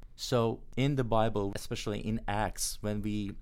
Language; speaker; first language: English; non-native, fluent; Persian